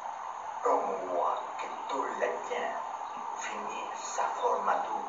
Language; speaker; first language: French; non-native, learner; Spanish